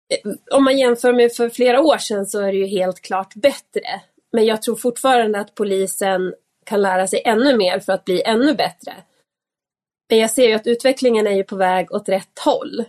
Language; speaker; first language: Swedish; native; Swedish